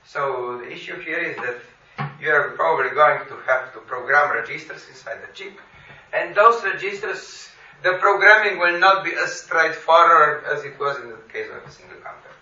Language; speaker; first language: English; non-native, fluent; Slovenian